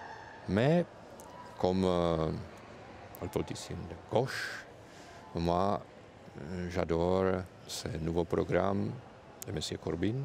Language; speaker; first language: French; non-native, fluent; Czech